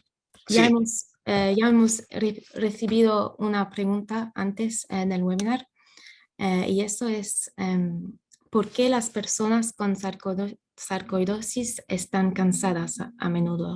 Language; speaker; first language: Spanish; non-native, fluent; English